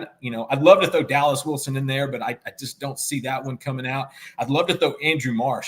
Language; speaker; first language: English; native; English